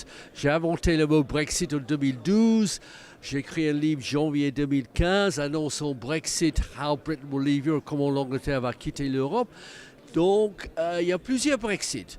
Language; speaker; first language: French; non-native, fluent; English